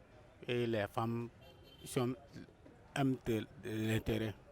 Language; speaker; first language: French; non-native, local second language; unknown